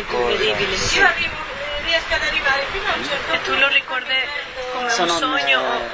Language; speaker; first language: Italian; non-native, fluent; Spanish